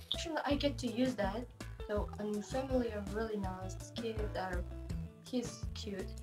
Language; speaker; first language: English; non-native, fluent; Turkish